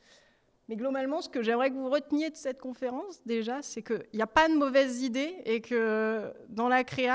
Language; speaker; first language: French; native; French